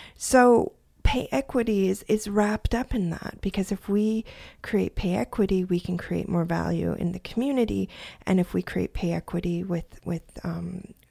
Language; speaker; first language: English; native; English